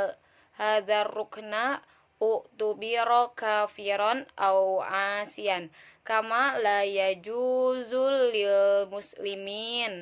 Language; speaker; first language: Arabic; non-native, learner; Indonesian